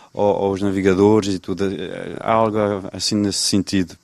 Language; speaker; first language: Portuguese; early bilingual, other home language; French